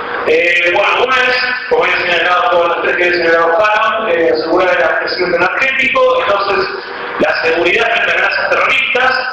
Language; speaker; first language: Spanish; native; Spanish